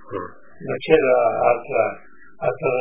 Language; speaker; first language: Italian; non-native, local second language; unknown